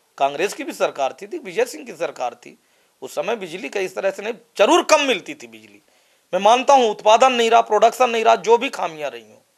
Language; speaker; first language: Hindi; native; Hindi